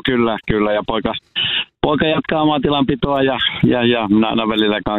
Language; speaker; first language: Finnish; native; Finnish